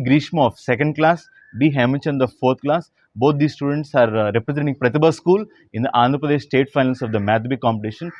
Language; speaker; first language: English; non-native, local second language; Telugu